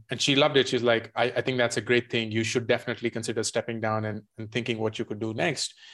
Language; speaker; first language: English; non-native, local second language; Hindi